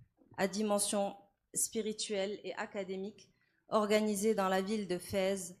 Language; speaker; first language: French; non-native, local second language; Arabic